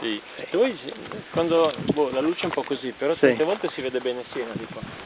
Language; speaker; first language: Italian; native; Italian